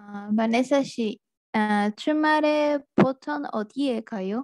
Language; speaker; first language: Korean; non-native, learner; Spanish